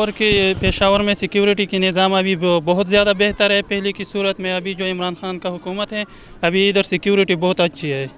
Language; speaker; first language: Hindi; non-native, local second language; Pashto